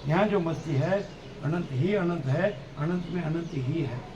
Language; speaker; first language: Hindi; non-native, local second language; Gujarati